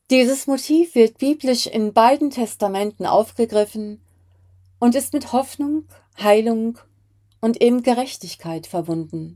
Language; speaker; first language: German; native; German